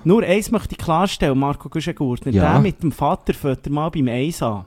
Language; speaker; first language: German; native; German